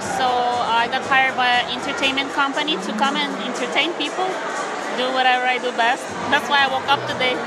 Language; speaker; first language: English; non-native, fluent; Ukrainian